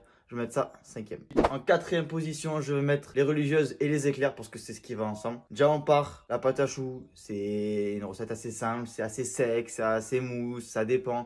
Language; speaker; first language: French; native; French